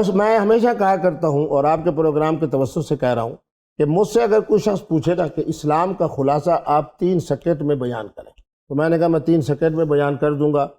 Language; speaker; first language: Urdu; non-native, local second language; Saraiki